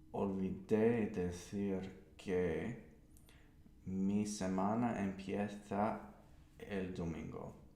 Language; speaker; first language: Spanish; non-native, learner; English